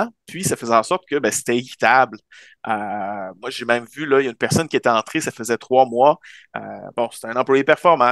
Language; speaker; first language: French; native; French